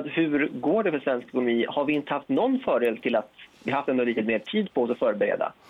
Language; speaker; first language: Swedish; native; Swedish